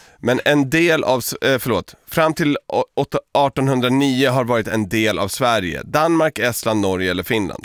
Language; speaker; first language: Swedish; early bilingual, other home language; Serbian